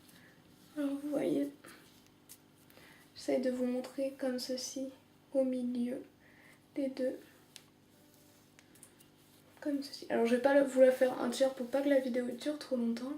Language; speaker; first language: French; native; French